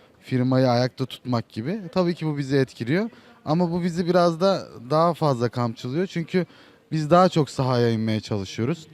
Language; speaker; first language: Turkish; native; Turkish